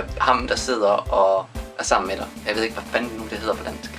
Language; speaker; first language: Danish; native; Danish